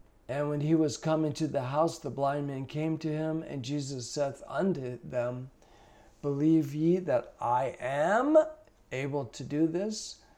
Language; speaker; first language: English; native; English